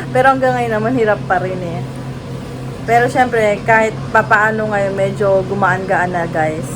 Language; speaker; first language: Filipino; native; Filipino